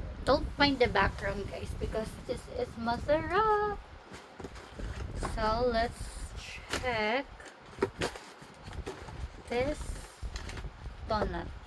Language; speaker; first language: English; non-native, local second language; Filipino